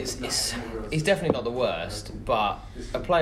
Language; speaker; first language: English; native; English